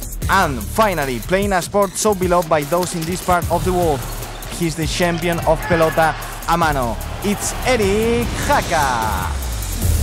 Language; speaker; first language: English; non-native, fluent; Spanish